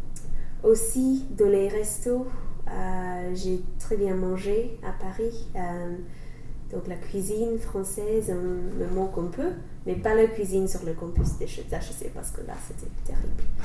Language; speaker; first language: French; non-native, fluent; English